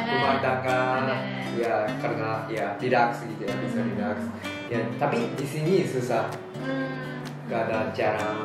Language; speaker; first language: Indonesian; non-native, learner; Japanese